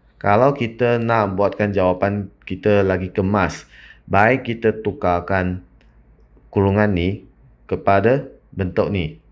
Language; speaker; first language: Malay; non-native, local second language; Chinese